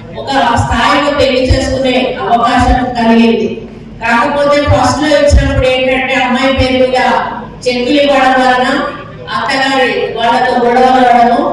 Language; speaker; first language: Telugu; native; Telugu